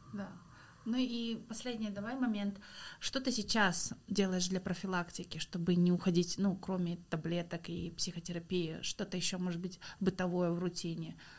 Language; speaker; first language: Russian; native; Russian